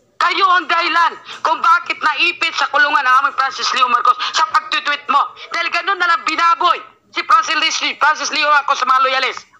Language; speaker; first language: Filipino; non-native, local second language; Cebuano